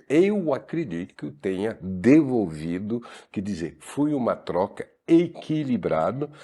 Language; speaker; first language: Portuguese; non-native, fluent; French